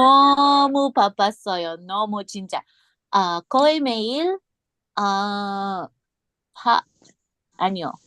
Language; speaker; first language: Korean; non-native, learner; English